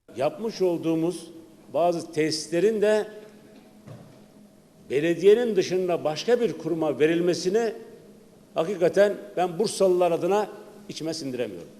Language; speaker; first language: Turkish; native; Turkish